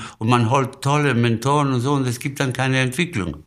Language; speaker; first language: German; non-native, fluent; Spanish